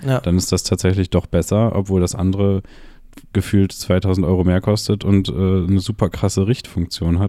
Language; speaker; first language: German; native; German